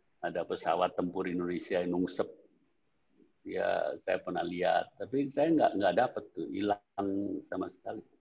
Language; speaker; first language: Indonesian; native; Indonesian